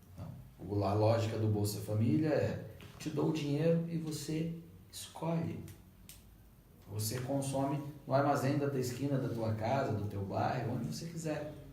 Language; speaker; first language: Portuguese; native; Portuguese